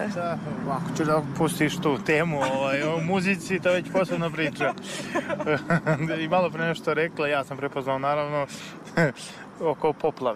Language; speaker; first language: Serbian; native; Serbian